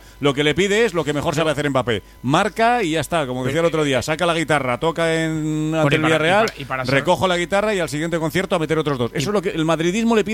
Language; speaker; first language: Spanish; native; Spanish